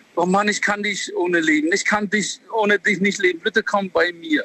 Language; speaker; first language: German; non-native, learner; Albanian